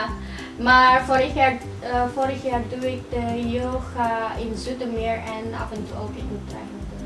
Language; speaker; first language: Dutch; non-native, learner; Indonesian